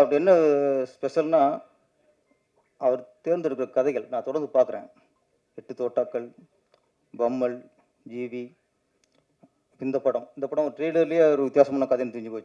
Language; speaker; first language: Tamil; native; Tamil